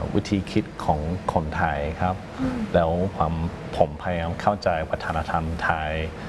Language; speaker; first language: Thai; non-native, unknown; English